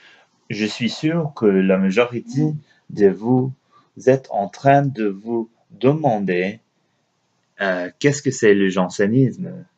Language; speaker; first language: French; non-native, learner; English